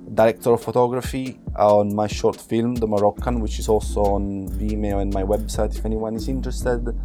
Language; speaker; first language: English; non-native, fluent; Italian